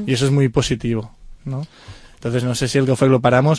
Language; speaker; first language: Spanish; native; Spanish